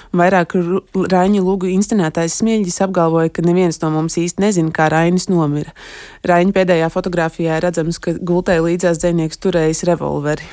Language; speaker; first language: Latvian; native; Latvian